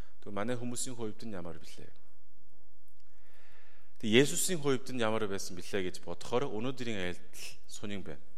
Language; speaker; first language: Mongolian; non-native, fluent; Korean